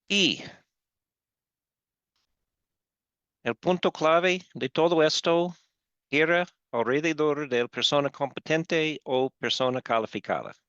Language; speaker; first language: Spanish; non-native, fluent; English